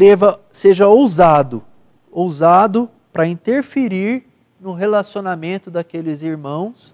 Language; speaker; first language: Portuguese; native; Portuguese